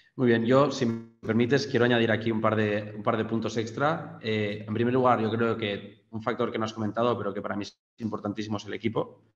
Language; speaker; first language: Spanish; native; Spanish